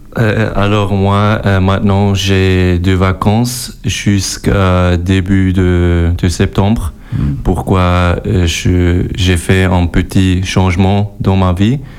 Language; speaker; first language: French; non-native, local second language; German